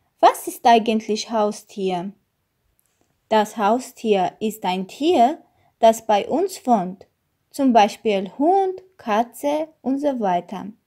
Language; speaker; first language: German; non-native, learner; Armenian